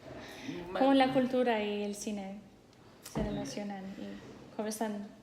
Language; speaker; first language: Spanish; non-native, fluent; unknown